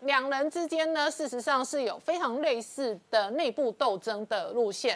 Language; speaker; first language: Chinese; native; Chinese